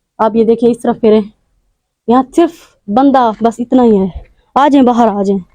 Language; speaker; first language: Urdu; non-native, local second language; Punjabi